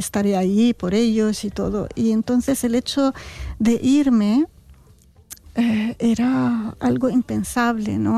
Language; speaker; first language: Spanish; non-native, fluent; Arabic